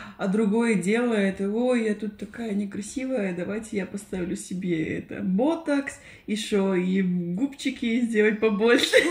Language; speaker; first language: Russian; non-native, fluent; Spanish